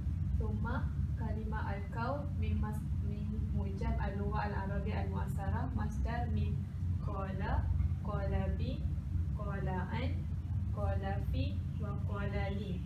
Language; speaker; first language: Arabic; non-native, learner; Malay